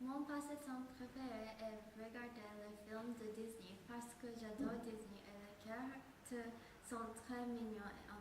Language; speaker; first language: French; non-native, learner; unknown